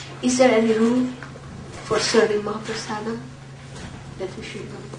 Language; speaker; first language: English; non-native, fluent; Hungarian